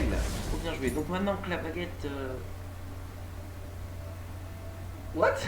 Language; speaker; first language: French; native; French